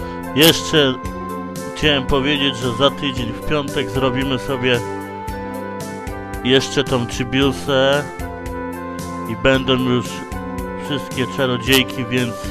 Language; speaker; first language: Polish; native; Polish